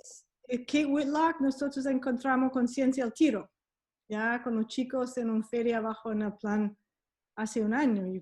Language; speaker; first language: Spanish; non-native, fluent; English